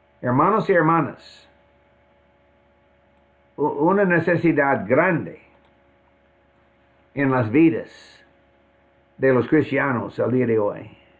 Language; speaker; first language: Spanish; non-native, fluent; English